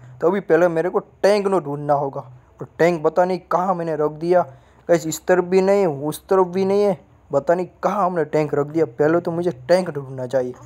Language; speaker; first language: Hindi; non-native, local second language; Gujarati